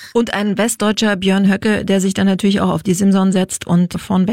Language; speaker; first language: German; native; German